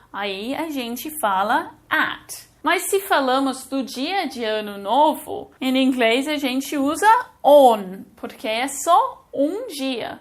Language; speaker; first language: Portuguese; non-native, fluent; English